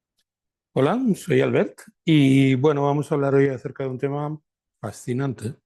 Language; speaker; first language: Spanish; native; Spanish